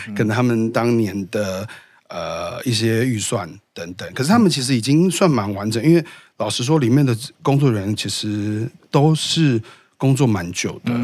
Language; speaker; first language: Chinese; native; Chinese